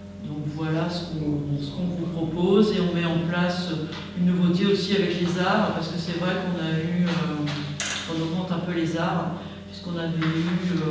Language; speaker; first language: French; native; French